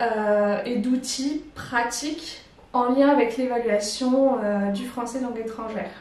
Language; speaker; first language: French; native; French